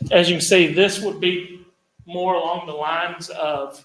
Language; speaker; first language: English; native; English